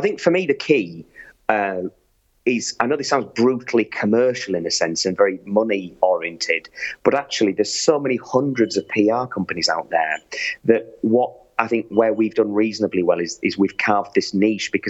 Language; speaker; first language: English; native; English